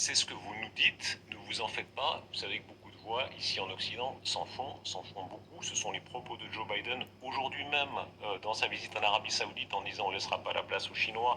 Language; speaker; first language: French; native; French